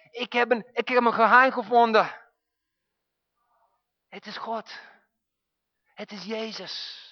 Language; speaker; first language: Dutch; non-native, fluent; English